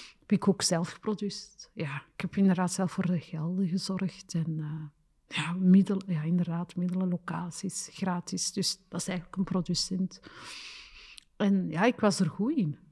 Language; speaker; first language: Dutch; early bilingual, other home language; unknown